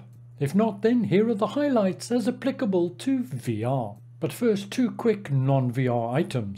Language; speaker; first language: English; native; English